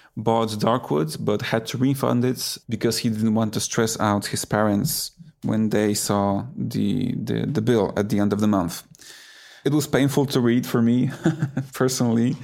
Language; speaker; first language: English; non-native, fluent; Polish